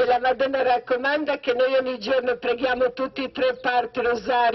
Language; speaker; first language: Italian; non-native, learner; Croatian